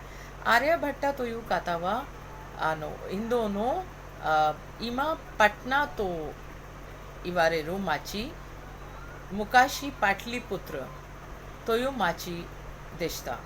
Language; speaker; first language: Japanese; non-native, fluent; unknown